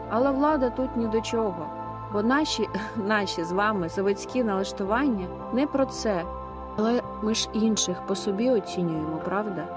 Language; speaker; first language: Ukrainian; native; Ukrainian